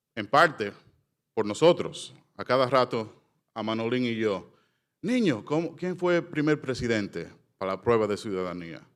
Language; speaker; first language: Spanish; early bilingual, heritage; Spanish